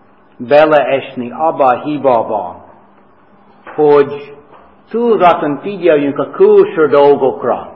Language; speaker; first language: Hungarian; non-native, fluent; English